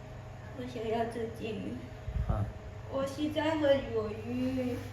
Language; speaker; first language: Chinese; non-native, learner; Lao